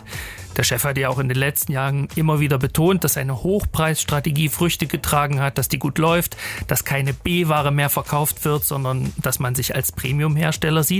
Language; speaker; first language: German; native; German